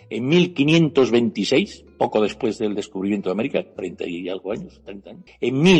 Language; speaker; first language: Spanish; native; Spanish